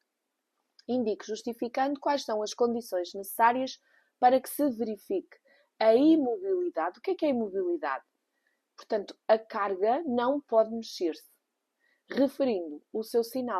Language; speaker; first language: Portuguese; native; Portuguese